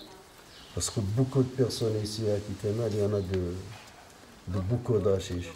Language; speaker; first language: French; non-native, learner; Riffian